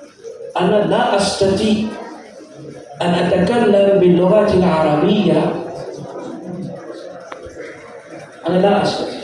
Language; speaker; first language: Arabic; non-native, fluent; Urdu